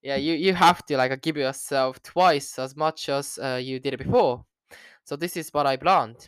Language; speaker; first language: English; non-native, learner; Japanese